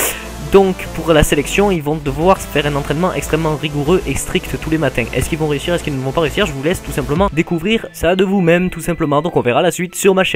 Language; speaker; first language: French; native; French